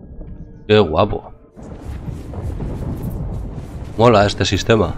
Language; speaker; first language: Spanish; native; Spanish